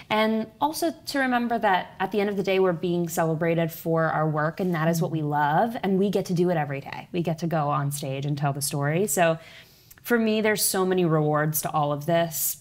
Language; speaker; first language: English; native; English